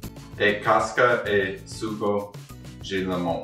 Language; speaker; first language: Portuguese; non-native, learner; English